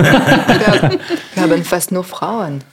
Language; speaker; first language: German; non-native, learner; French